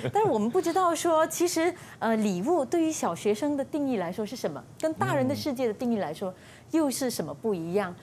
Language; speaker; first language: Chinese; native; Chinese